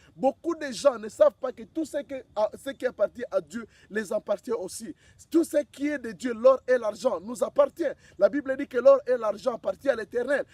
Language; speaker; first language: French; non-native, local second language; Swahili